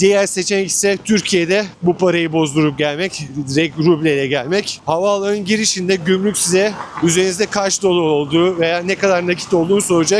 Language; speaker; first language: Turkish; native; Turkish